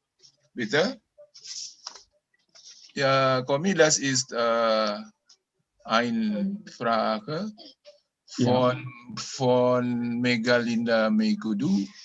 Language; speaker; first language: German; non-native, learner; Indonesian